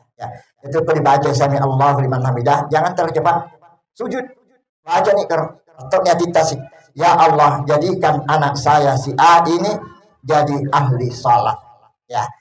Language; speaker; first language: Indonesian; non-native, local second language; Buginese